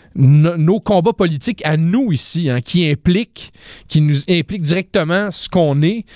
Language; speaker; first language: French; native; French